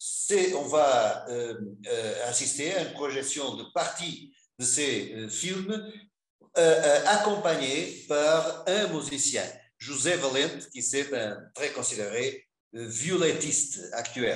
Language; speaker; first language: French; non-native, fluent; Portuguese